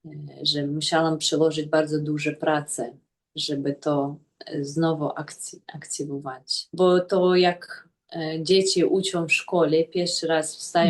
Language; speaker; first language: Polish; non-native, fluent; Russian